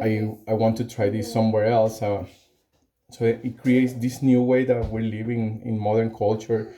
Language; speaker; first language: English; non-native, fluent; Spanish